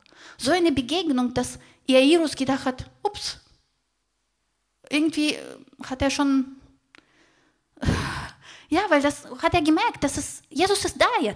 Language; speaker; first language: German; non-native, fluent; Russian